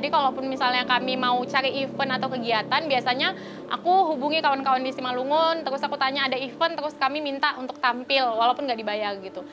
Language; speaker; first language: Indonesian; native; Indonesian